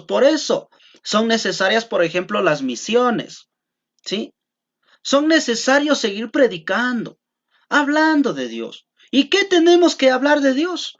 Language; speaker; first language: Spanish; native; Spanish